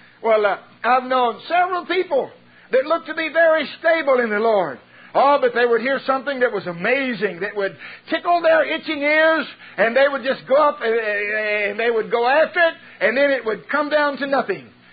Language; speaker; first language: English; native; English